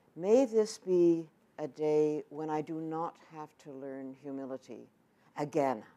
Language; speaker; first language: English; native; English